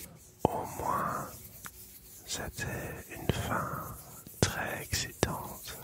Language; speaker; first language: French; non-native, local second language; Dutch